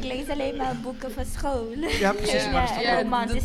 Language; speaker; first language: Dutch; non-native, fluent; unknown